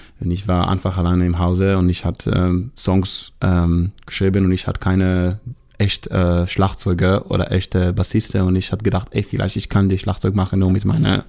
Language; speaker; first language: German; non-native, fluent; Hebrew